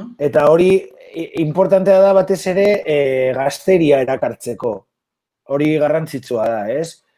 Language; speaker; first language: Basque; non-native, local second language; Spanish